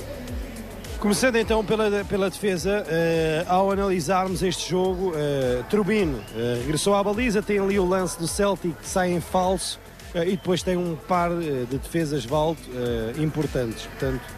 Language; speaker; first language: Portuguese; native; Portuguese